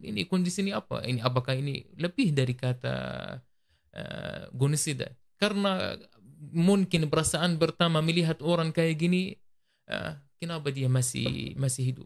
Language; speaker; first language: Malay; non-native, learner; Arabic